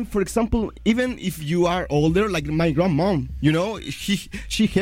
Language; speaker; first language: English; non-native, fluent; Spanish